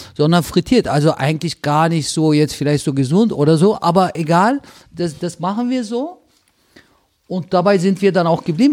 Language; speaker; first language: German; early bilingual, other home language; Turkish